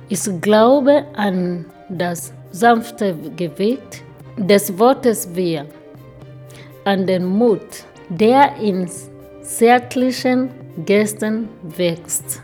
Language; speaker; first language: German; non-native, fluent; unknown